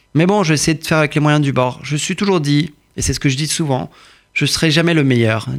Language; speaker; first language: French; early bilingual, other home language; Persian